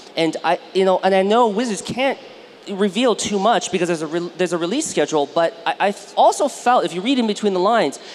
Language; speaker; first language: English; native; English